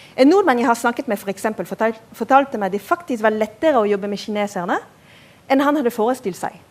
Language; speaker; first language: Norwegian; non-native, fluent; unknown